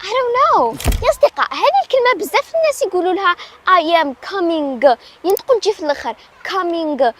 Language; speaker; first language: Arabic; native; Arabic